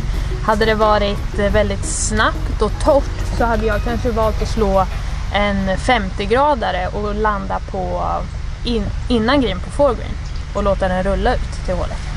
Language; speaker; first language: Swedish; native; Swedish